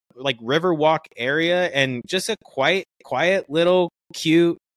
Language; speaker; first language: English; native; English